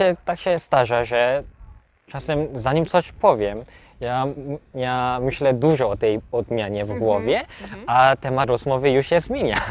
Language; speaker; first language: Polish; non-native, learner; Korean